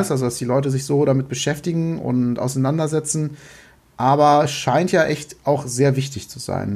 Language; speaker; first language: German; native; German